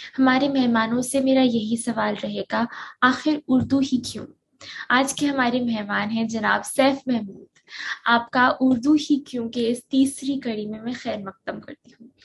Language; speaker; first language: Urdu; native; Urdu